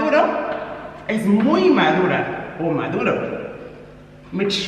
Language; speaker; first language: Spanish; non-native, fluent; English